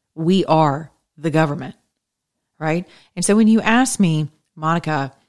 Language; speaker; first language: English; native; English